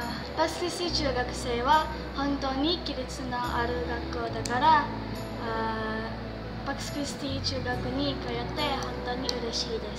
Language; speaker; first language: Japanese; non-native, learner; Indonesian